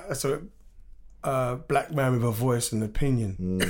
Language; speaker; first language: English; native; English